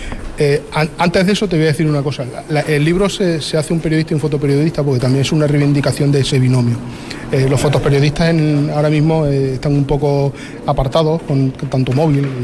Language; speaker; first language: Spanish; native; Spanish